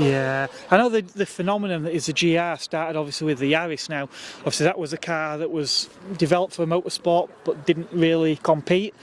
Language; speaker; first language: English; native; English